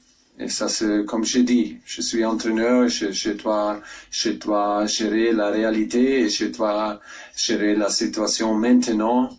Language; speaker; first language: French; non-native, fluent; German